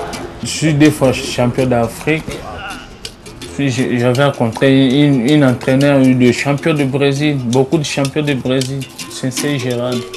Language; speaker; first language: French; non-native, learner; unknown